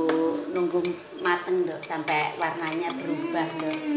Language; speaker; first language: Indonesian; native; Indonesian